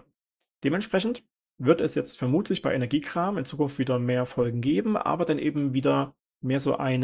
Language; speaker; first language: German; native; German